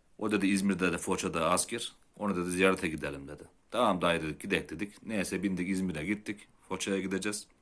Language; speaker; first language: Turkish; native; Turkish